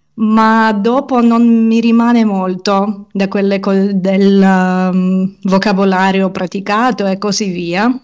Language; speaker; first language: Italian; non-native, fluent; Russian